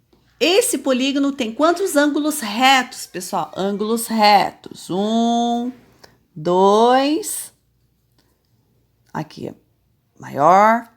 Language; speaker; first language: Portuguese; native; Portuguese